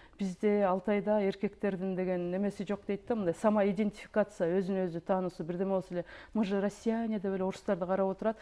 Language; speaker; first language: Kyrgyz; native; Kyrgyz